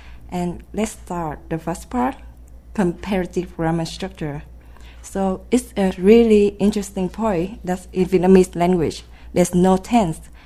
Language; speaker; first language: English; non-native, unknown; Vietnamese